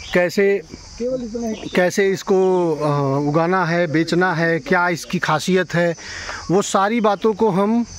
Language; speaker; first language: Hindi; native; Hindi